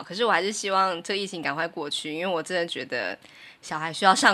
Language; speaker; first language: Chinese; native; Chinese